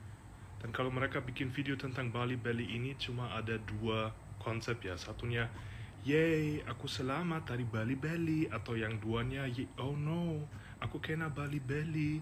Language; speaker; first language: Indonesian; non-native, fluent; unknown